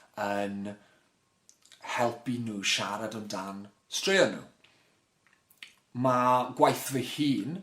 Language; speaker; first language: Welsh; non-native, local second language; English